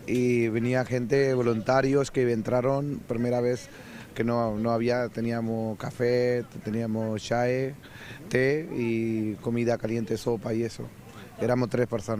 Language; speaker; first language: Spanish; non-native, learner; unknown